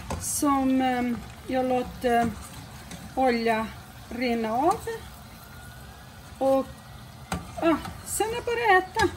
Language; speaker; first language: Swedish; non-native, fluent; Portuguese